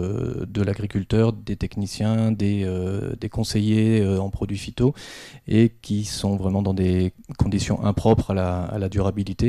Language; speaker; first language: French; native; French